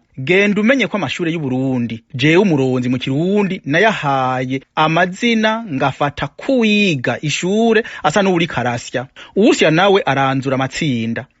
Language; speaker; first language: Rundi; native; Rundi